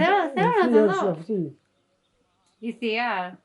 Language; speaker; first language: Greek; early bilingual, heritage; English